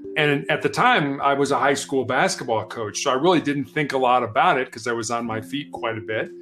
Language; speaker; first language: English; native; English